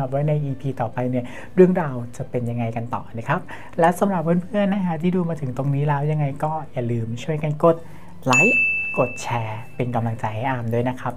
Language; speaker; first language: Thai; native; Thai